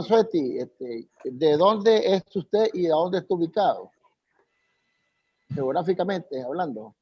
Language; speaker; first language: Spanish; native; Spanish